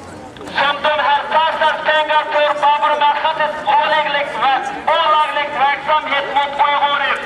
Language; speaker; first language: Swedish; non-native, learner; Uyghur